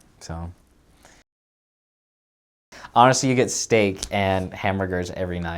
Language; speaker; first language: English; native; English